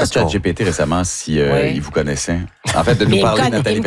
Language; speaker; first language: French; native; French